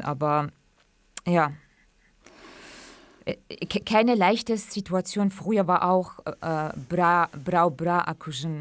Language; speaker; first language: German; non-native, fluent; Kurdish